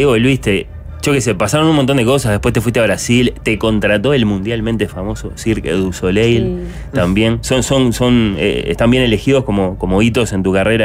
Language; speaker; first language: Spanish; native; Spanish